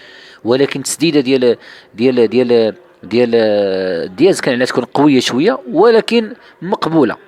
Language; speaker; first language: Arabic; native; Arabic